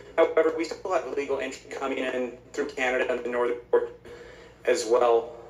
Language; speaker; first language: English; native; English